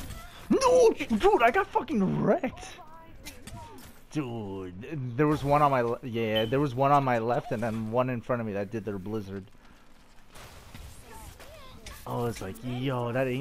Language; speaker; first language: English; native; English